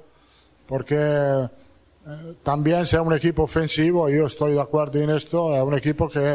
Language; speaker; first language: Portuguese; non-native, fluent; Italian